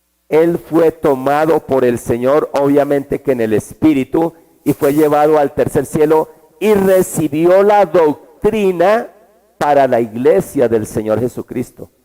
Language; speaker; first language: Spanish; native; Spanish